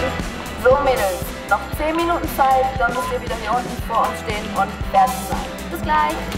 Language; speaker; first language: German; native; German